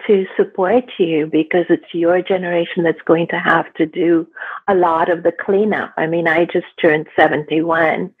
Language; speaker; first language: English; non-native, local second language; Gujarati